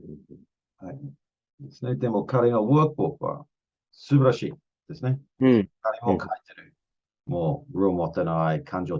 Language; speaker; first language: Japanese; non-native, fluent; English